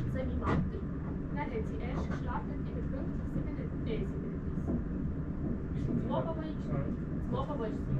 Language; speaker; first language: German; native; German